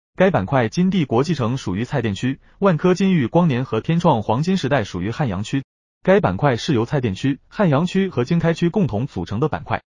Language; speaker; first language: Chinese; native; Chinese